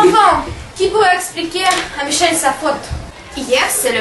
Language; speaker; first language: French; non-native, learner; Russian